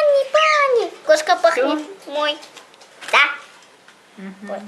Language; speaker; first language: Russian; early bilingual, heritage; Arabic